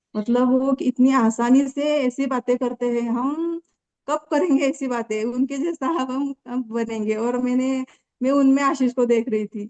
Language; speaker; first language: Hindi; non-native, local second language; Marathi